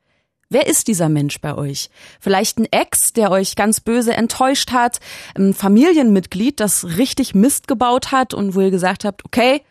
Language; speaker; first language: German; native; German